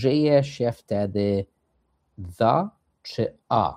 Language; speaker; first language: Polish; early bilingual, heritage; English